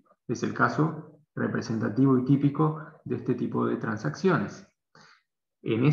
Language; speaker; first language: Spanish; native; Spanish